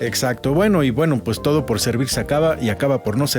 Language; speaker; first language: Spanish; native; Spanish